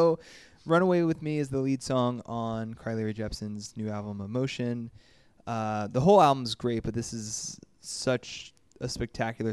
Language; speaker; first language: English; native; English